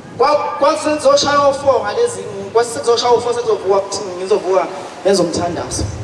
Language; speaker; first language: Zulu; native; Zulu